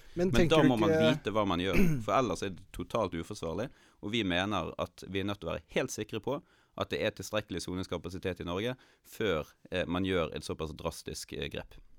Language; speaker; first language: Norwegian; native; Norwegian